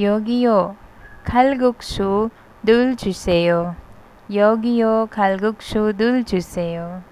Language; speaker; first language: Korean; non-native, fluent; Hindi